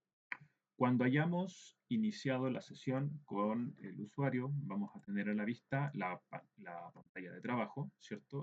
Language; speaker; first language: Spanish; native; Spanish